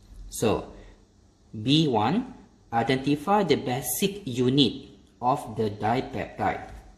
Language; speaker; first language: English; non-native, local second language; Malay